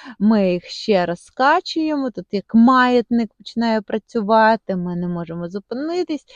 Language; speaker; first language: Ukrainian; non-native, local second language; Russian